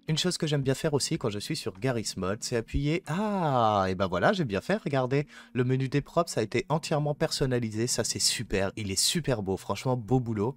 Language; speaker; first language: French; native; French